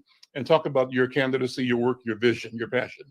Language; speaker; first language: English; native; English